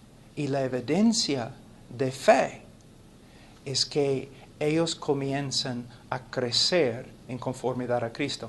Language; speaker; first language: Spanish; non-native, fluent; English